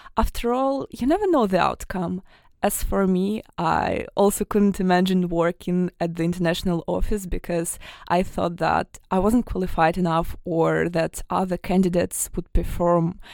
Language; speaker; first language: English; non-native, fluent; Russian